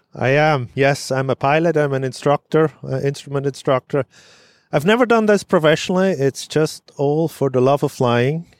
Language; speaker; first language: English; non-native, fluent; German